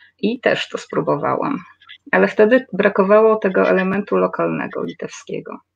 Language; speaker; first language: Polish; native; Polish